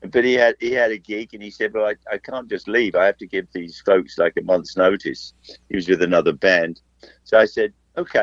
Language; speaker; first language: English; native; English